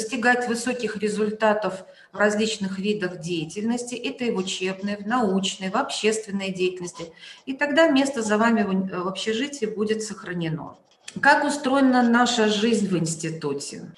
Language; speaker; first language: Russian; native; Russian